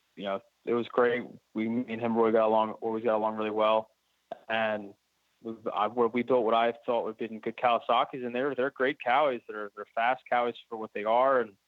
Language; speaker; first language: English; native; English